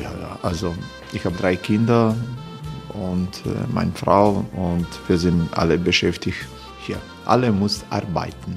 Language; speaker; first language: German; non-native, fluent; Croatian